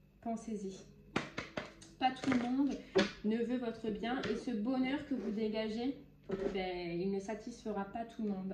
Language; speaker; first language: French; native; French